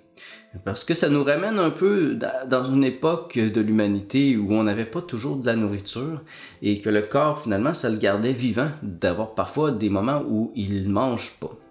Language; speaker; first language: French; native; French